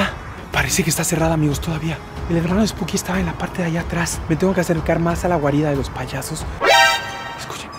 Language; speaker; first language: Spanish; native; Spanish